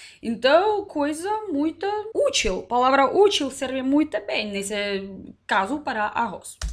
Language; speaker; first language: Portuguese; non-native, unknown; Russian